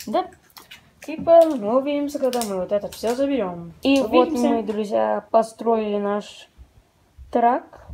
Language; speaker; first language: Russian; early bilingual, heritage; Russian